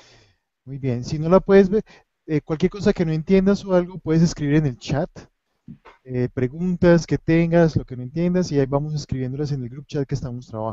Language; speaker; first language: Spanish; native; Spanish